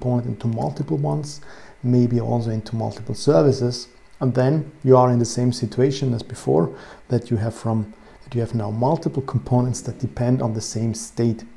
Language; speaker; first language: English; non-native, fluent; German